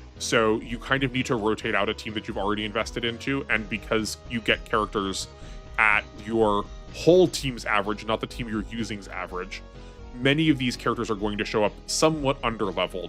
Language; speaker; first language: English; native; English